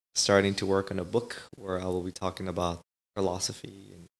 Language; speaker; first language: English; non-native, fluent; Spanish